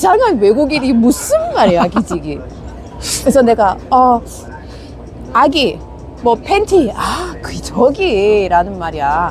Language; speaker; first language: Korean; non-native, fluent; English